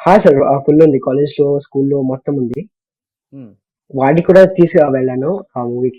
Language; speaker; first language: Telugu; non-native, learner; Kannada